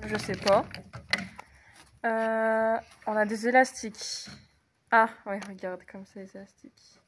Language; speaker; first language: French; native; French